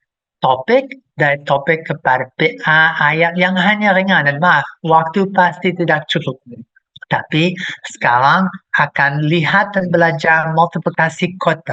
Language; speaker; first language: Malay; non-native, fluent; English